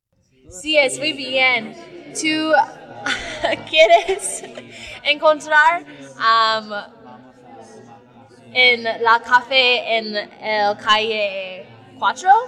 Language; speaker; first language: Spanish; non-native, learner; English